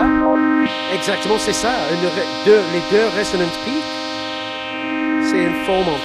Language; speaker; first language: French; non-native, learner; English